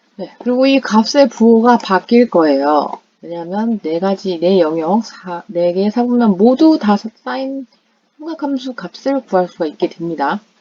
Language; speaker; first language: Korean; non-native, fluent; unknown